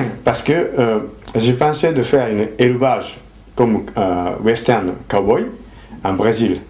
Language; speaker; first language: French; non-native, fluent; Japanese